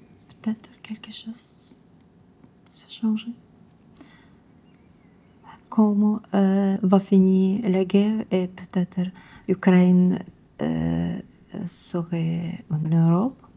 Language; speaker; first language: French; non-native, learner; Ukrainian